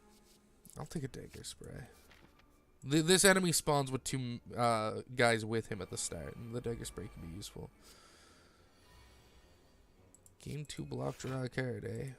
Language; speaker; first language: English; native; English